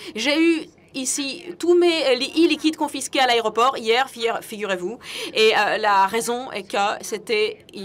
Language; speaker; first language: French; non-native, fluent; English